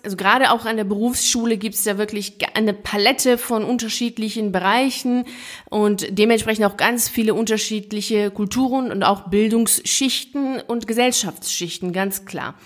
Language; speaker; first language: German; native; German